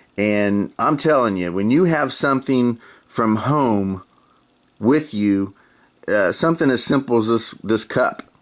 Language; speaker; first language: English; native; English